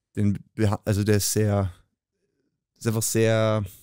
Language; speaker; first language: German; native; German